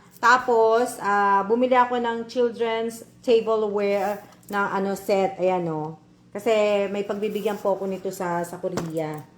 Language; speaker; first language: Filipino; native; Filipino